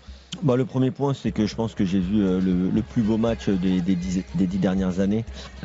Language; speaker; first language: French; native; French